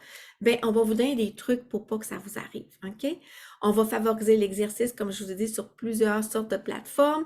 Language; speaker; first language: French; native; French